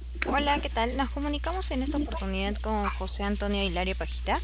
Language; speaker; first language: Spanish; native; Spanish